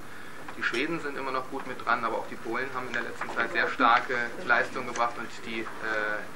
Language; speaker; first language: German; native; German